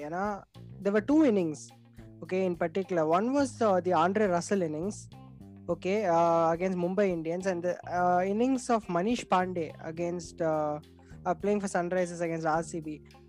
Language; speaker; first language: English; non-native, local second language; Tamil